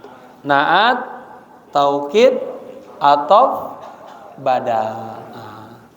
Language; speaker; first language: Arabic; non-native, fluent; Indonesian